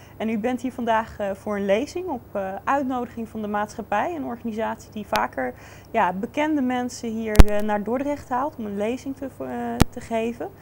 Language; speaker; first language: Dutch; native; Dutch